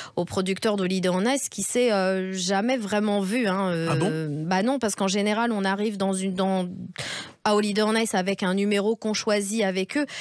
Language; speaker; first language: French; native; French